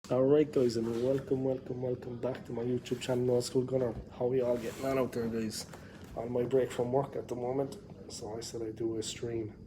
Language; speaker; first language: English; native; English